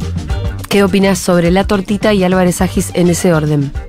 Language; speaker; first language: Spanish; native; Spanish